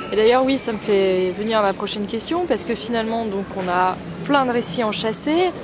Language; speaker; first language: French; native; French